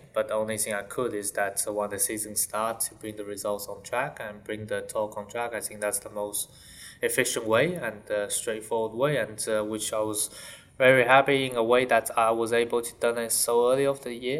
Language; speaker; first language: English; non-native, fluent; Chinese